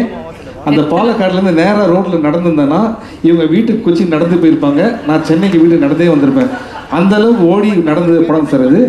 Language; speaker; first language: Tamil; native; Tamil